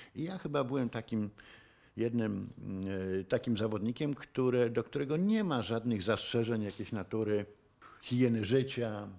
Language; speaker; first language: Polish; native; Polish